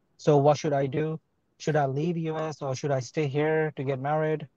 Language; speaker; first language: English; non-native, fluent; Arabic